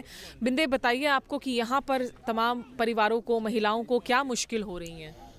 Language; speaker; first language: Hindi; native; Hindi